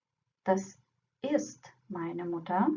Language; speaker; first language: German; non-native, fluent; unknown